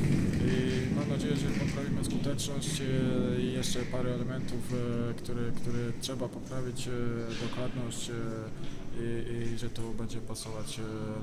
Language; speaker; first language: Polish; non-native, fluent; Bosnian